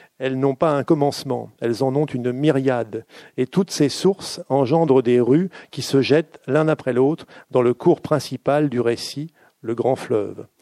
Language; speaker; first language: French; native; French